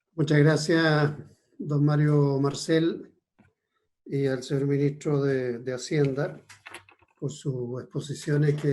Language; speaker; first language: Spanish; native; Spanish